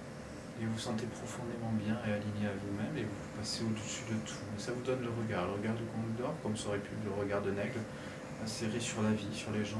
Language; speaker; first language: French; native; French